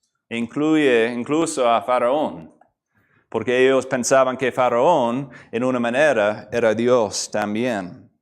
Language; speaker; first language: Spanish; non-native, fluent; English